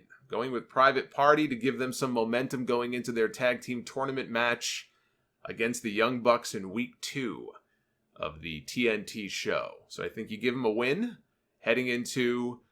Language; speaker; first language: English; native; English